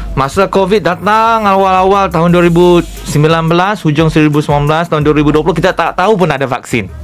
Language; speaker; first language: Malay; native; Malay